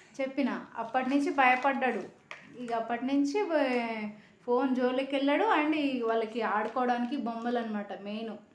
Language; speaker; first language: Telugu; native; Telugu